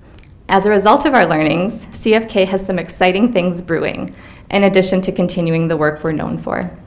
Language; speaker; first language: English; native; English